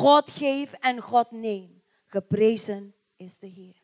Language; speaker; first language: Dutch; non-native, learner; Indonesian